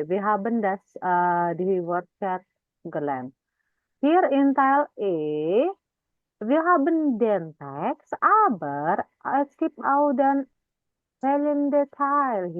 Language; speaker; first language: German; non-native, learner; Indonesian